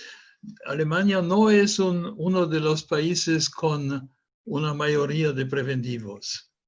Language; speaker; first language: Spanish; non-native, fluent; German